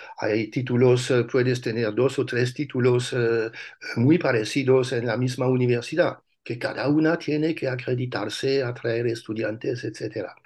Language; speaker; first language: Spanish; non-native, fluent; French